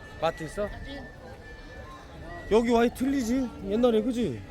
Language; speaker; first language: Korean; non-native, learner; Thai